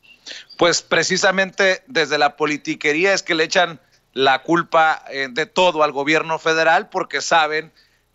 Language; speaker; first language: Spanish; native; Spanish